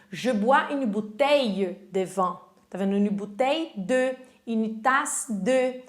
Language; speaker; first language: French; non-native, fluent; Portuguese